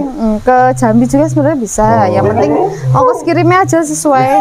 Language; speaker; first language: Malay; non-native, local second language; Javanese